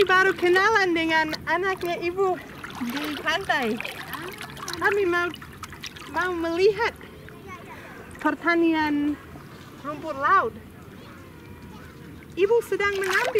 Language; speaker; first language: Indonesian; non-native, learner; English